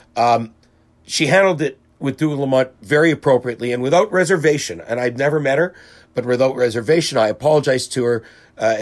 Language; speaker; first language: English; native; English